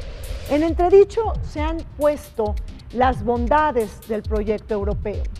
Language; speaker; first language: Spanish; native; Spanish